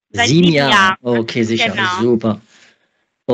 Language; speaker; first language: German; native; German